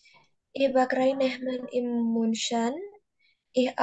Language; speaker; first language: German; non-native, learner; Indonesian